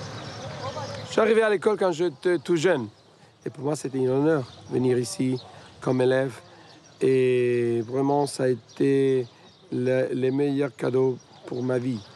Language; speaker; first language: French; non-native, fluent; Spanish